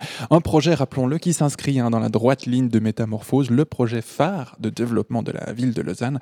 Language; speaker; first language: French; native; French